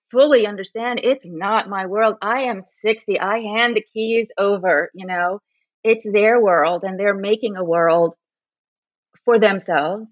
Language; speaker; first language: English; native; English